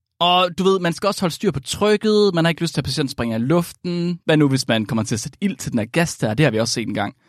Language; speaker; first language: Danish; native; Danish